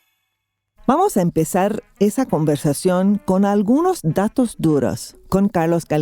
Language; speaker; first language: Spanish; non-native, fluent; English